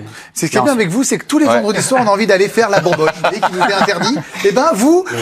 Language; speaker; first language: French; native; French